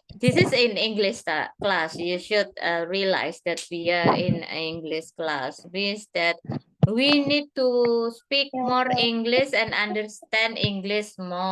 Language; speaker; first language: English; non-native, fluent; Indonesian